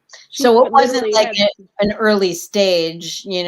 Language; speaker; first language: English; native; English